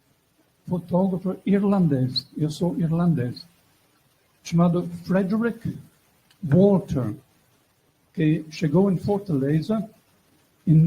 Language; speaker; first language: Portuguese; non-native, fluent; English